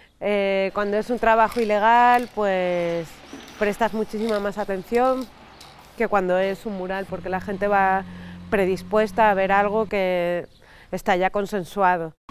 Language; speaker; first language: Spanish; native; Spanish